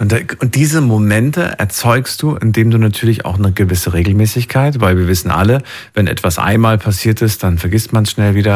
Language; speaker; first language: German; native; German